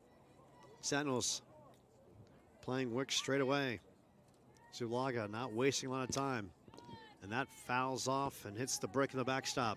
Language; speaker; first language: English; native; English